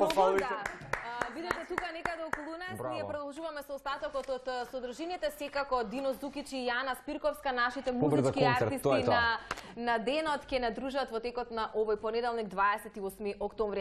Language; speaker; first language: Macedonian; native; Macedonian